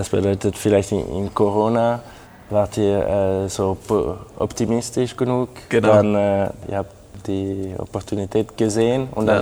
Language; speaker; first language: German; non-native, local second language; French